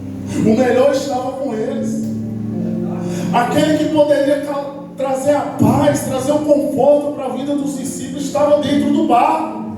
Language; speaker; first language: Portuguese; native; Portuguese